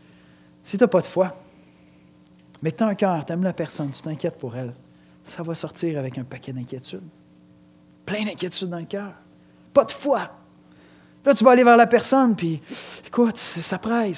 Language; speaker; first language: French; native; French